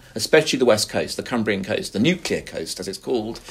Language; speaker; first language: English; native; English